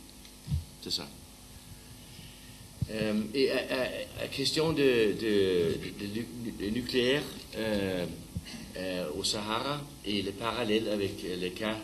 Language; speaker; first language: French; non-native, learner; Danish